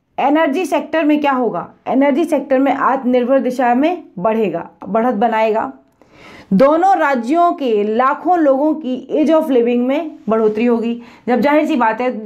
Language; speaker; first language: Hindi; native; Hindi